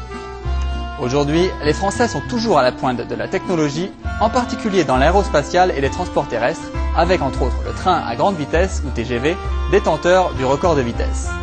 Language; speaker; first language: French; native; French